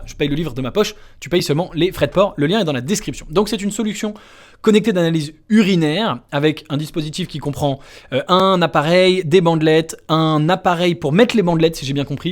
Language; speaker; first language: French; native; French